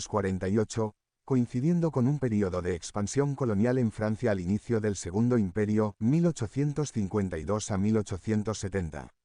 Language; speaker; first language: Spanish; native; Spanish